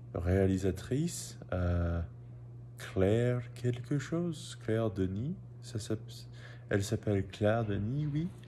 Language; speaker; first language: French; non-native, learner; English